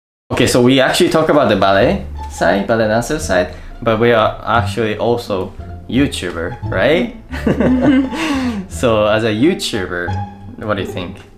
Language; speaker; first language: English; non-native, fluent; Japanese